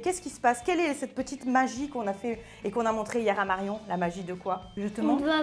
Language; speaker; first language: French; native; French